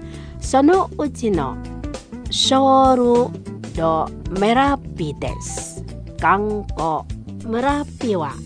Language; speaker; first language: Japanese; non-native, fluent; Indonesian